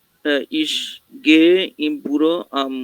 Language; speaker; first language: German; non-native, learner; Bangla